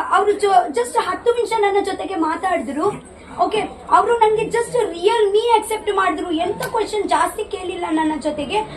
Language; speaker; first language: Kannada; non-native, local second language; Tulu